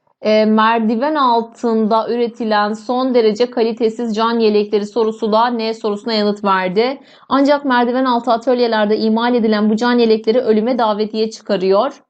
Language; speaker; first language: Turkish; native; Turkish